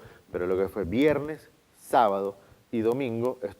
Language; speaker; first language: Spanish; native; Spanish